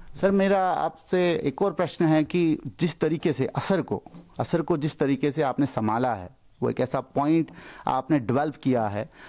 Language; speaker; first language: Hindi; non-native, local second language; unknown